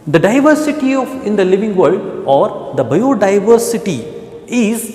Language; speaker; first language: English; non-native, local second language; Kannada